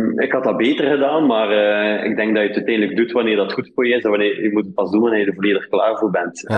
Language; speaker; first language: Dutch; native; Dutch